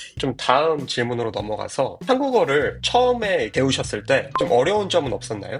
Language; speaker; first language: Korean; native; Korean